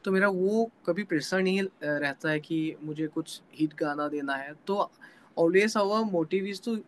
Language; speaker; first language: Hindi; non-native, local second language; Assamese